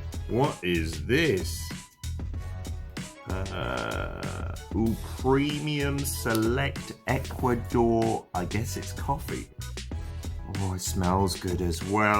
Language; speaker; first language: English; native; English